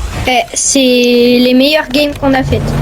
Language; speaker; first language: French; native; French